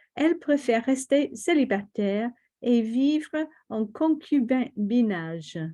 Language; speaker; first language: French; non-native, fluent; English